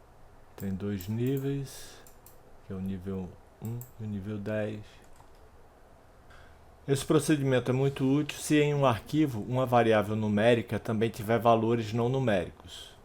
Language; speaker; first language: Portuguese; native; Portuguese